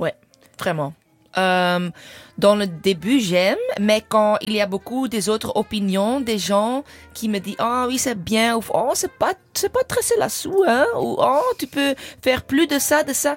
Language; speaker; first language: French; non-native, learner; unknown